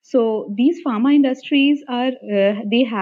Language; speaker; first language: English; non-native, local second language; Hindi